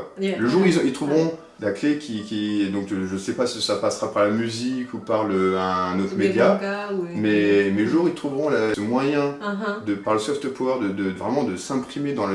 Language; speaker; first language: French; native; French